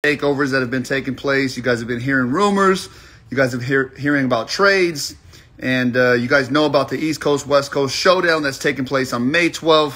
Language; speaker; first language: English; native; English